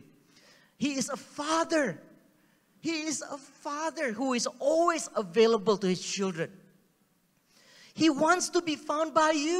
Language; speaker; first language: English; native; English